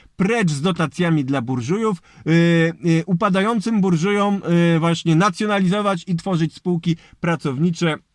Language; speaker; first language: Polish; native; Polish